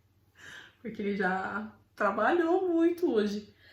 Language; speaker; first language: Portuguese; non-native, fluent; English